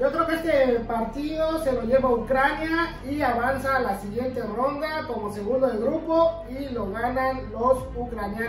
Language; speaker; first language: Spanish; native; Spanish